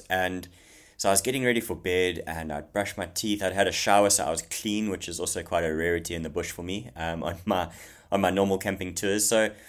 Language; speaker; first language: English; native; English